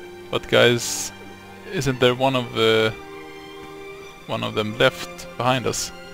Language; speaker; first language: English; non-native, fluent; Swedish